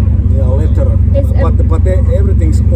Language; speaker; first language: English; non-native, learner; Finnish